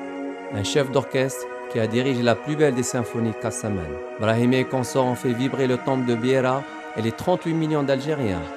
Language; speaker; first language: French; non-native, local second language; Arabic